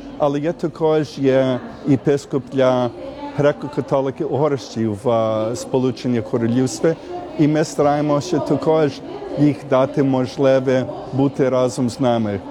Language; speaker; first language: Ukrainian; early bilingual, heritage; Ukrainian